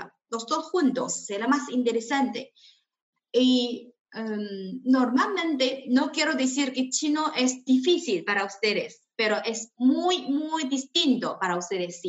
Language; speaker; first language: Spanish; non-native, fluent; Chinese